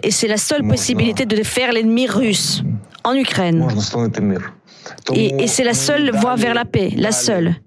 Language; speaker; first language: French; non-native, fluent; Ukrainian